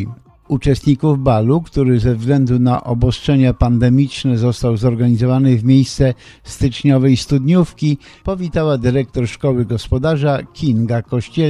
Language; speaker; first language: Polish; native; Polish